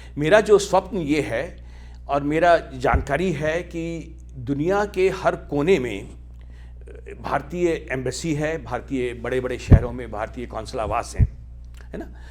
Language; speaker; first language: Hindi; native; Hindi